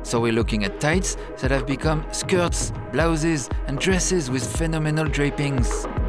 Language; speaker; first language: English; non-native, fluent; French